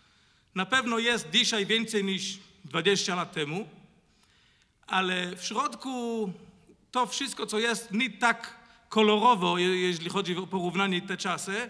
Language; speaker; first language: Polish; non-native, learner; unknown